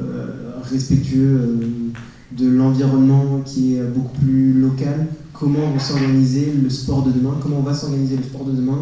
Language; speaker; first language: French; native; French